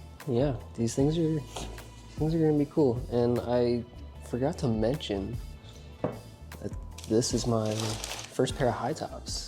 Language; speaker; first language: English; native; English